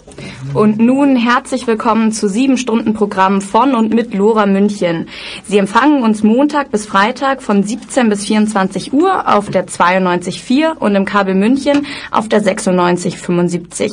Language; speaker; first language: German; native; German